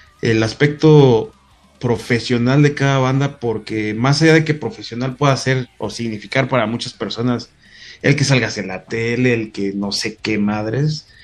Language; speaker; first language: Spanish; native; Spanish